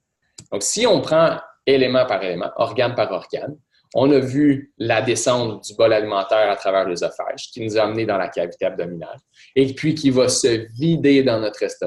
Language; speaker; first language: French; native; French